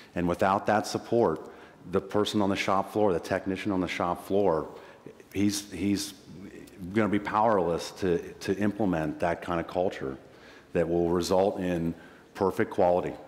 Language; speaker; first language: English; native; English